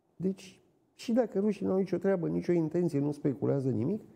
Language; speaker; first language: Romanian; native; Romanian